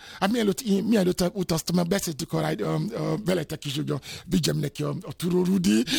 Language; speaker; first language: Hungarian; non-native, learner; Yoruba